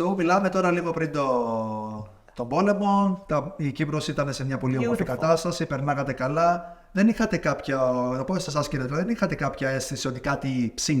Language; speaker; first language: Greek; native; Greek